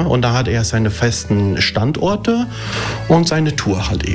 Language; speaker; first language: German; early bilingual, other home language; Italian